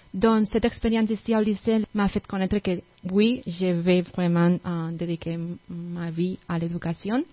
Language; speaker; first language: French; non-native, learner; Spanish